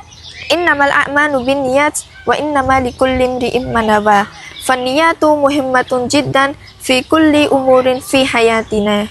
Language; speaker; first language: Arabic; non-native, learner; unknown